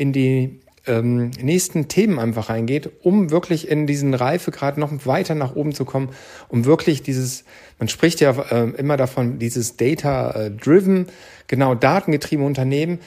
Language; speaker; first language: German; native; German